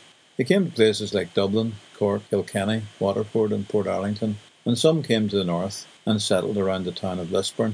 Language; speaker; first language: English; native; English